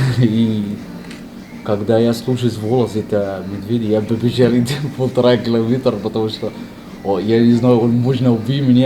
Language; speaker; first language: Russian; non-native, learner; Arabic